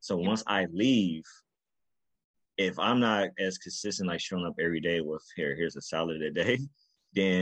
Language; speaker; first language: English; native; English